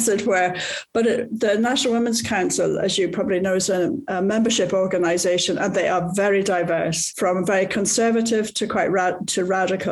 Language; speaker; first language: English; native; English